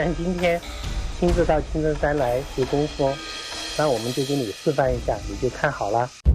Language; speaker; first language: Chinese; native; Chinese